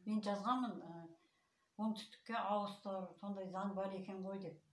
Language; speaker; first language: Kazakh; native; Kazakh